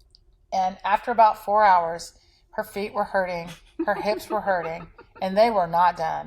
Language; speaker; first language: English; native; English